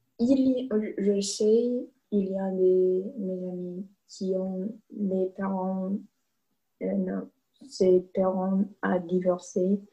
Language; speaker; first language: French; non-native, learner; English